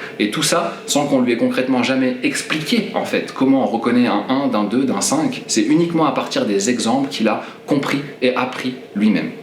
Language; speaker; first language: French; native; French